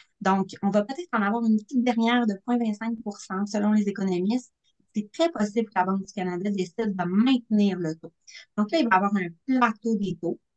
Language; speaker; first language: French; native; French